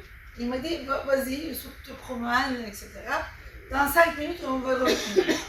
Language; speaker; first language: French; non-native, fluent; Turkish